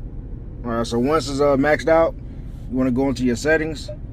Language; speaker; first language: English; native; English